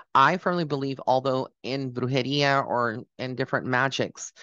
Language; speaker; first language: English; early bilingual, other home language; Spanish